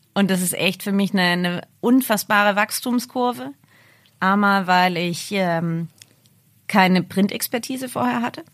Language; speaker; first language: German; native; German